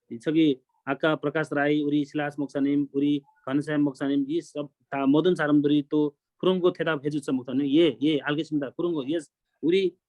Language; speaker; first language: Korean; non-native, learner; Nepali